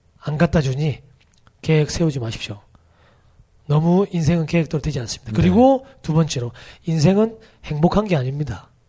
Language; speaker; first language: Korean; native; Korean